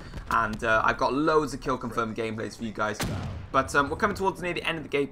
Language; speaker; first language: English; native; English